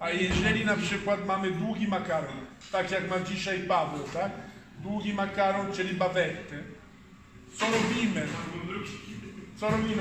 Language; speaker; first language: Polish; non-native, fluent; Italian